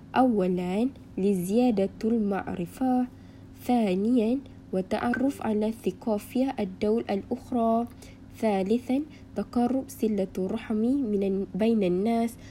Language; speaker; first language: Arabic; non-native, learner; Malay